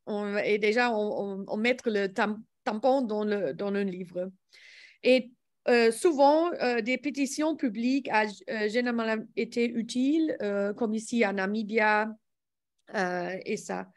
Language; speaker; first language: French; non-native, learner; English